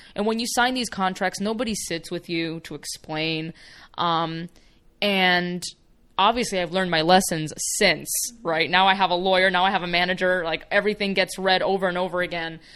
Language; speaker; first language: English; early bilingual, other home language; Spanish